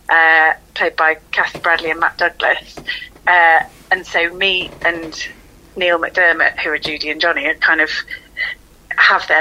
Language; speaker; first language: English; native; English